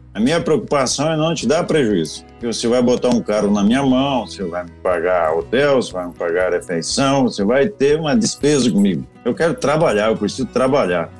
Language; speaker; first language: Portuguese; native; Portuguese